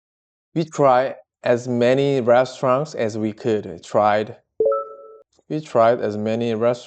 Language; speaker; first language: English; non-native, learner; Korean